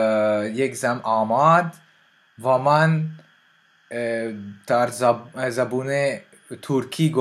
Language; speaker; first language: Persian; non-native, learner; French